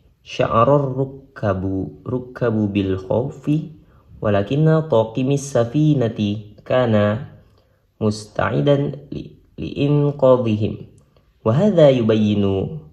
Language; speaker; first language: Arabic; non-native, learner; Indonesian